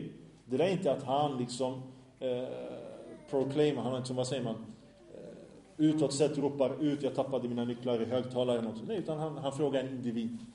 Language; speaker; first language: Swedish; early bilingual, other home language; Arabic